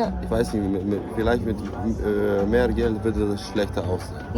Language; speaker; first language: German; early bilingual, heritage; German